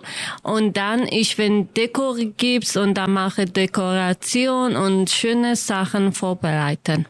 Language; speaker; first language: German; non-native, learner; Kurdish